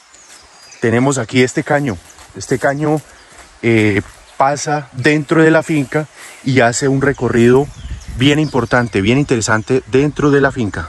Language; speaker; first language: Spanish; native; Spanish